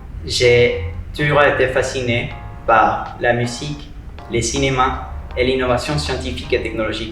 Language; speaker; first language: French; non-native, fluent; Spanish